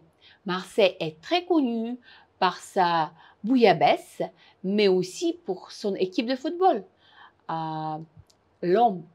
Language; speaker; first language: French; non-native, fluent; Uzbek